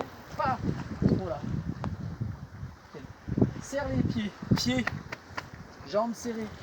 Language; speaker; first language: French; native; French